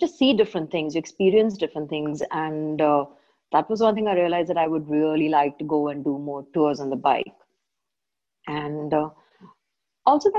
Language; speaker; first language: English; non-native, local second language; Malayalam